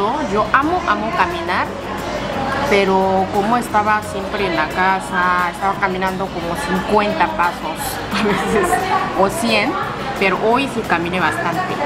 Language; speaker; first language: Spanish; non-native, learner; Korean